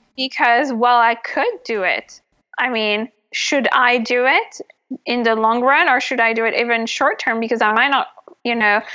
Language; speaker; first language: English; non-native, fluent; French